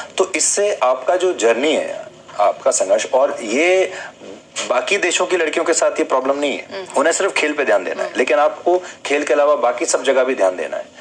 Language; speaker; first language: Hindi; native; Hindi